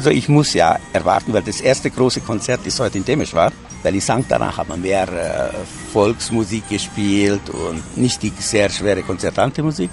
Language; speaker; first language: German; native; German